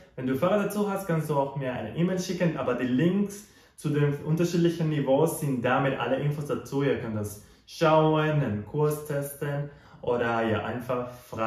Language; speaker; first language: German; non-native, fluent; Spanish